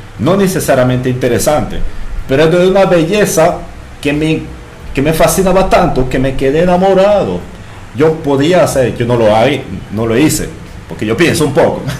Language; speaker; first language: Spanish; non-native, fluent; French